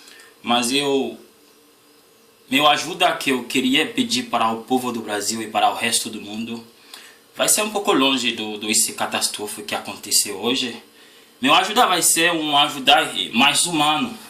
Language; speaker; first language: Portuguese; non-native, learner; Haitian Creole